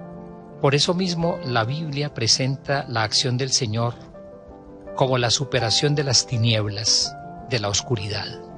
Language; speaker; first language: Spanish; native; Spanish